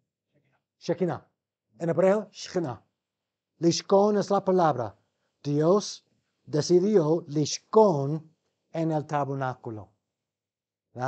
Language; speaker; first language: Spanish; non-native, fluent; English